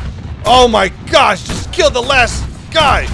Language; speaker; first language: English; native; English